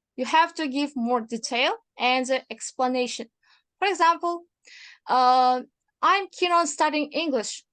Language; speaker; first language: English; non-native, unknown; Kazakh